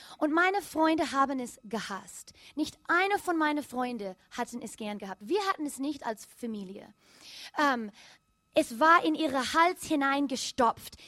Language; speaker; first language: German; non-native, fluent; English